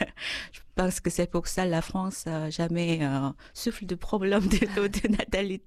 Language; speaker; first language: French; non-native, fluent; Korean